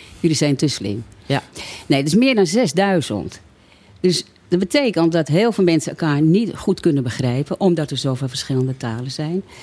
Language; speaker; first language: Dutch; native; Dutch